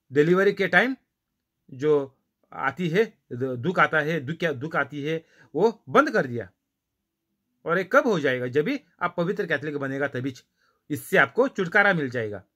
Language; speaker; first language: Hindi; non-native, local second language; Marathi